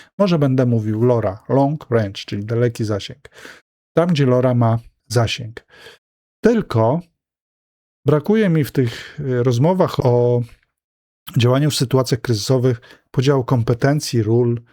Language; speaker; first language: Polish; native; Polish